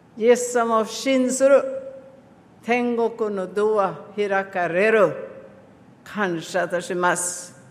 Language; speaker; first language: Japanese; non-native, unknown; Swedish